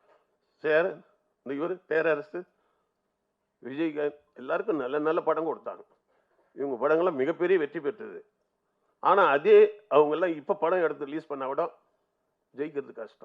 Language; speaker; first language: Tamil; native; Tamil